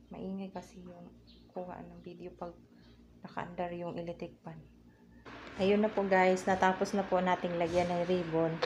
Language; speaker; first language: Filipino; non-native, local second language; Cebuano